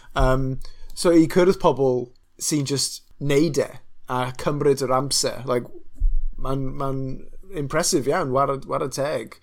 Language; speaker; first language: Welsh; non-native, local second language; English